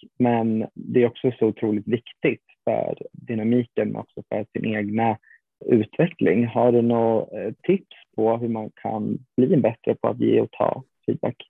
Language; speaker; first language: Swedish; native; Swedish